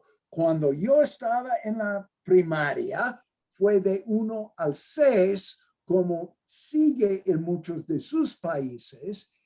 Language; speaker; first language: Spanish; non-native, fluent; English